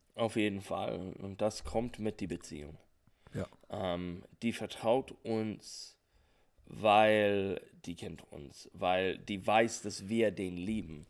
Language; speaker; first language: German; non-native, fluent; English